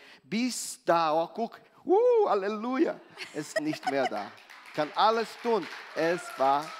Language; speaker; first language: German; non-native, learner; Portuguese